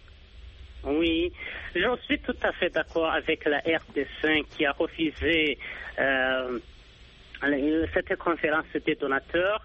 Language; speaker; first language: French; non-native, local second language; Rundi